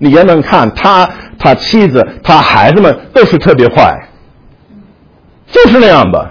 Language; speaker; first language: Chinese; non-native, fluent; English